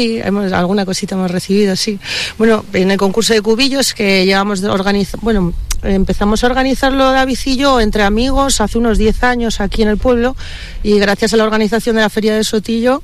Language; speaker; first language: Spanish; native; Spanish